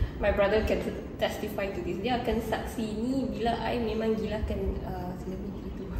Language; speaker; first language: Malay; non-native, local second language; Chinese